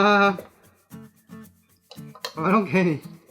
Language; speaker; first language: Chinese; native; Chinese